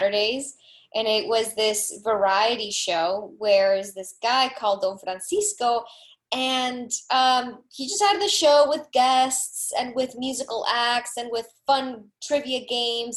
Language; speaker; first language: English; early bilingual, other home language; Spanish